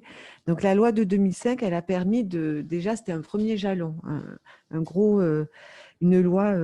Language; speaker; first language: French; native; French